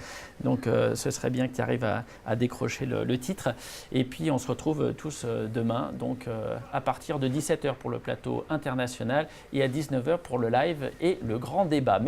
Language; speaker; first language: French; native; French